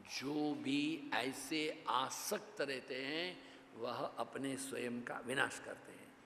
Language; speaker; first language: Hindi; non-native, local second language; Gujarati